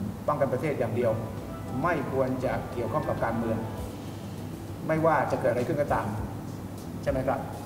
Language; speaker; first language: Thai; native; Thai